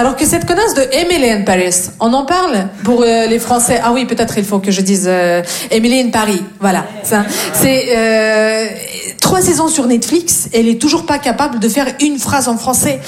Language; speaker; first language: French; non-native, fluent; Russian